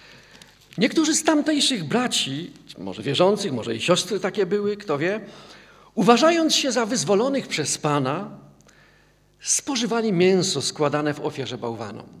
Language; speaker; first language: Polish; native; Polish